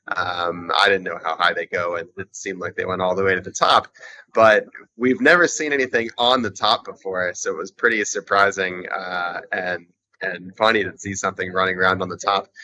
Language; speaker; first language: English; native; English